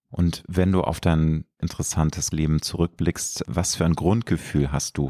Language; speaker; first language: German; native; German